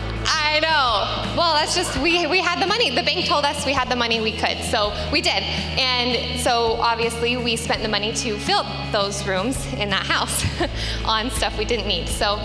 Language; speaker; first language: English; native; English